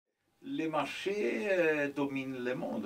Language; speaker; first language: French; non-native, learner; Portuguese